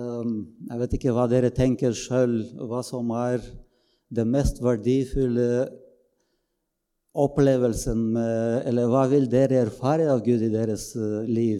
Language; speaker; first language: Norwegian; non-native, fluent; Bulgarian